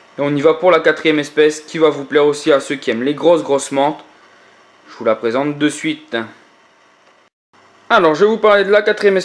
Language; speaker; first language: French; native; French